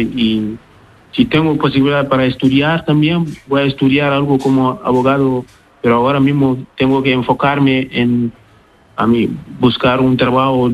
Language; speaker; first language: Spanish; non-native, learner; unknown